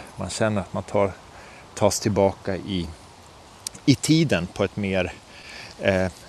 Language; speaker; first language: Swedish; native; Swedish